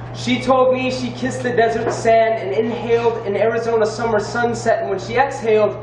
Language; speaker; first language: English; native; English